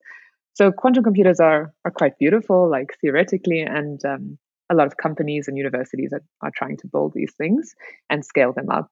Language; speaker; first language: English; native; English